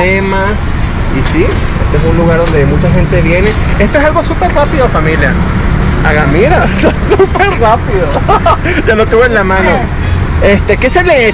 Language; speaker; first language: Spanish; native; Spanish